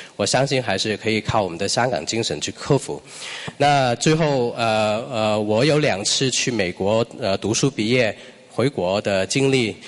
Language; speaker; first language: Chinese; non-native, local second language; Cantonese